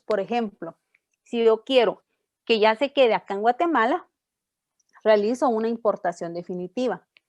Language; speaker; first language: Spanish; native; Spanish